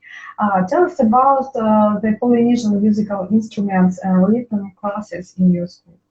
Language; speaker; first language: English; non-native, learner; Russian